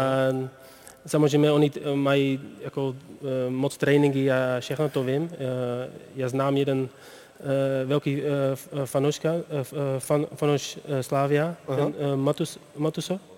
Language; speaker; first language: Czech; non-native, learner; Dutch